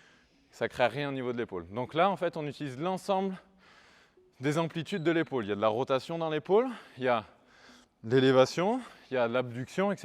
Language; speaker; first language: French; native; French